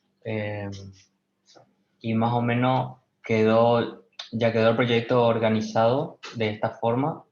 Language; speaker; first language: Spanish; native; Spanish